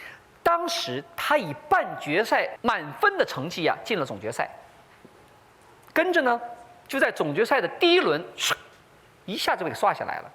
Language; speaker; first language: Chinese; native; Chinese